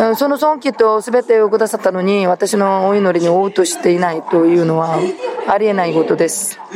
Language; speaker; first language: Japanese; non-native, fluent; Korean